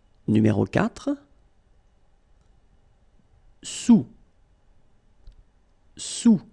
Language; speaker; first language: French; native; French